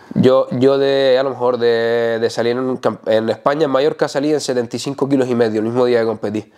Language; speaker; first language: Spanish; native; Spanish